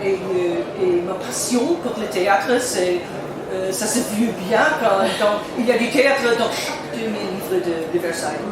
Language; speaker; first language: French; non-native, learner; English